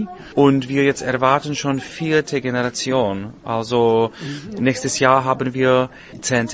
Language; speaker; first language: German; non-native, learner; Czech